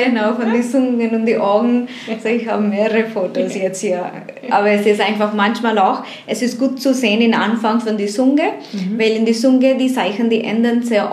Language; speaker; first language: German; non-native, fluent; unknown